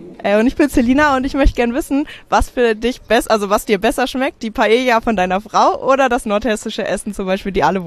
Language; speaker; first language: German; native; German